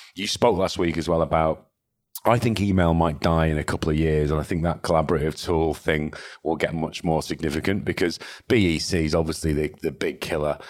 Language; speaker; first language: English; native; English